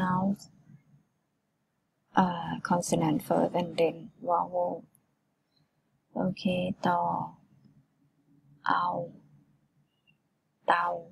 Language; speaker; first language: English; non-native, learner; Thai